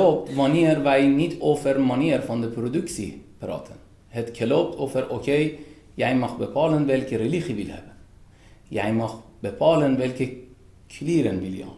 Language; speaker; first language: Dutch; non-native, fluent; Persian